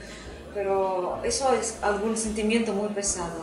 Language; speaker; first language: Spanish; non-native, fluent; Russian